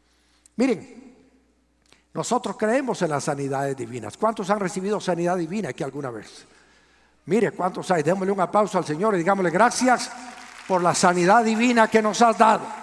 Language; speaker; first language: Spanish; native; Spanish